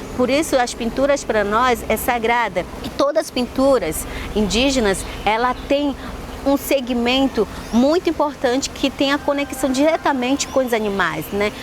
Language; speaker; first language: Portuguese; non-native, local second language; Ticuna